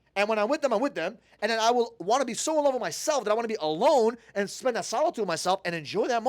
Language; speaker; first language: English; native; English